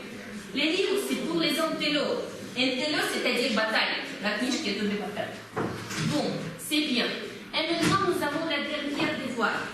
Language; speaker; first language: French; non-native, fluent; Russian